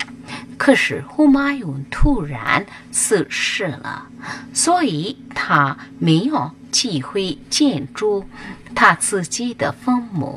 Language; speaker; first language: Chinese; non-native, local second language; Urdu